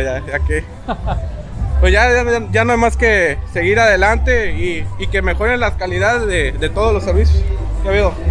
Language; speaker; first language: Spanish; native; Spanish